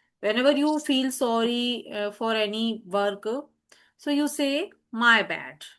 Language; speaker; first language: English; non-native, learner; Hindi